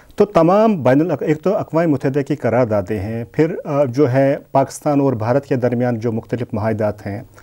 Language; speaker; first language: Urdu; non-native, local second language; Kashmiri